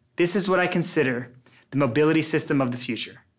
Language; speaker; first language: English; native; English